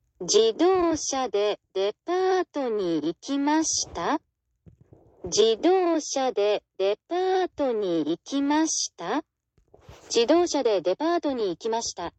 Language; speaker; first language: Japanese; non-native, learner; English